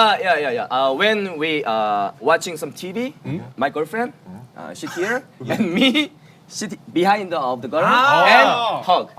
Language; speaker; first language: English; non-native, learner; Korean